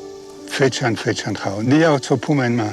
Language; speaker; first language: Chinese; non-native, learner; French